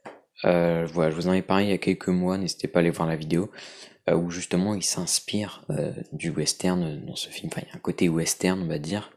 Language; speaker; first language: French; native; French